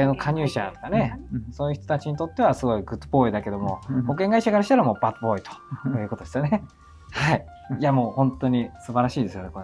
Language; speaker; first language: Japanese; native; Japanese